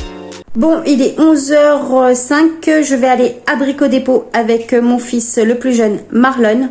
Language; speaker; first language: French; native; French